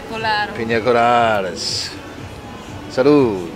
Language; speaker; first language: Spanish; non-native, learner; Danish